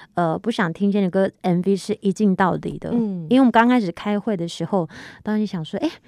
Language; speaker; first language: Chinese; native; Chinese